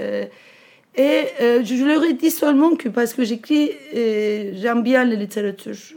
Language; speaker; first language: French; non-native, fluent; Turkish